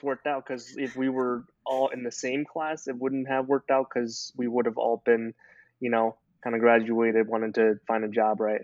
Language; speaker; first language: English; native; English